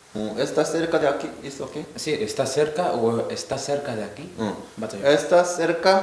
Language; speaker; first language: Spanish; non-native, learner; Korean